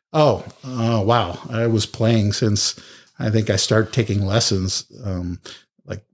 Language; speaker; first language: English; native; English